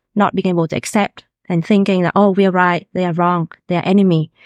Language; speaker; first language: English; non-native, fluent; Vietnamese